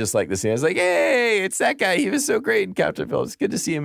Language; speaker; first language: English; native; English